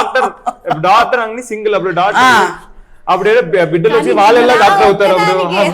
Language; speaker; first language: Telugu; non-native, local second language; Tamil